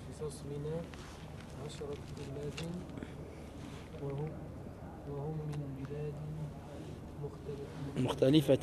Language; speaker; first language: Arabic; non-native, learner; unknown